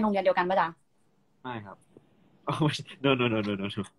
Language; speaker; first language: English; non-native, learner; Thai